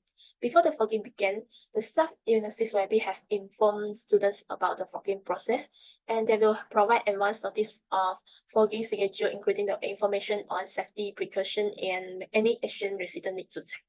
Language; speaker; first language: English; non-native, local second language; Malay